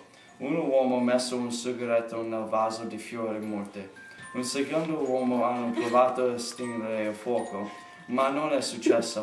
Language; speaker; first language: Italian; non-native, learner; English